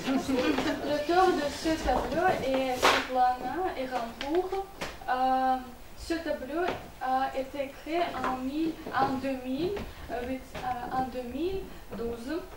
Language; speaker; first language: French; non-native, learner; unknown